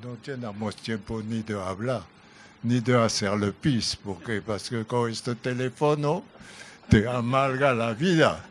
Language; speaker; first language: Spanish; non-native, learner; French